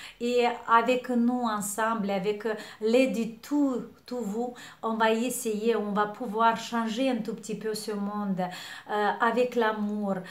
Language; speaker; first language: French; non-native, fluent; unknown